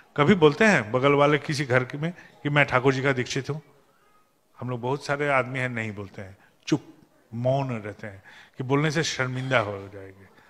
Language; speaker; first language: Hindi; non-native, local second language; Bangla